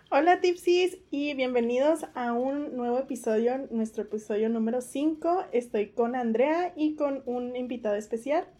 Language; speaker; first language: Spanish; early bilingual, heritage; Spanish